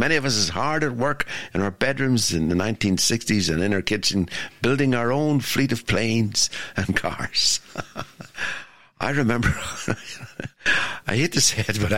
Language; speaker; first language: English; native; English